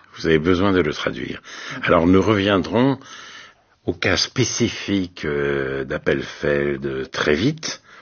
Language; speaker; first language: French; native; French